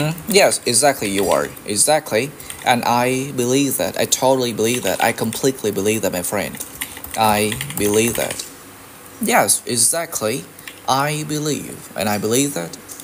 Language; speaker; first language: English; non-native, fluent; Vietnamese